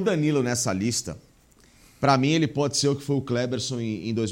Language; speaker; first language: Portuguese; native; Portuguese